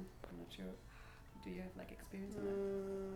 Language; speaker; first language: English; non-native, fluent; German